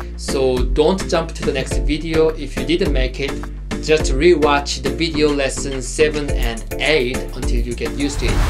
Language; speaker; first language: English; non-native, fluent; Korean